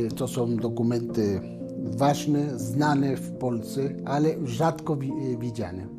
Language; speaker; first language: Polish; early bilingual, heritage; Spanish